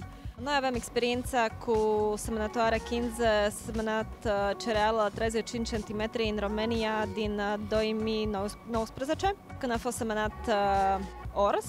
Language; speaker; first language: Romanian; non-native, learner; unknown